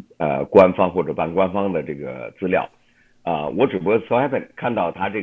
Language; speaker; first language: Chinese; native; Chinese